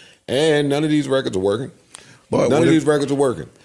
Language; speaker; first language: English; native; English